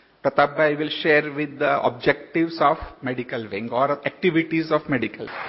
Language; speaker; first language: English; non-native, local second language; Hindi